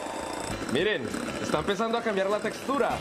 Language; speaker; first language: Spanish; native; Spanish